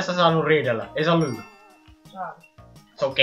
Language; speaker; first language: Finnish; native; Finnish